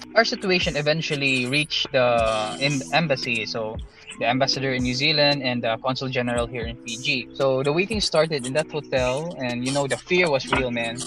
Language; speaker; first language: English; non-native, local second language; Cebuano